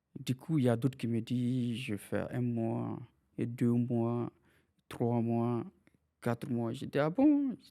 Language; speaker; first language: French; non-native, local second language; Fula